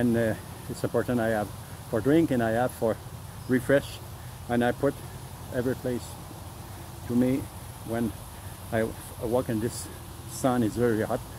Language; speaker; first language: English; non-native, learner; French